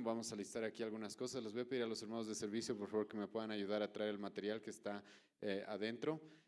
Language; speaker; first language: Spanish; native; Spanish